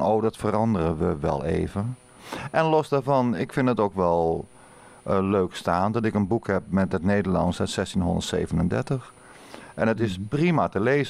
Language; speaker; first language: Dutch; native; Dutch